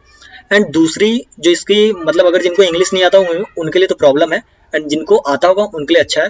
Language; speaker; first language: Hindi; native; Hindi